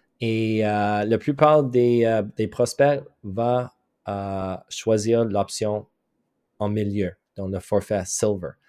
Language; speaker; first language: French; non-native, local second language; English